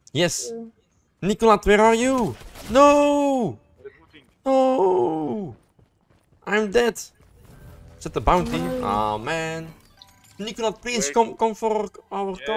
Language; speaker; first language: English; non-native, learner; Dutch